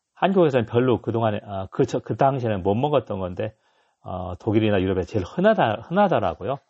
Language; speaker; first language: Korean; native; Korean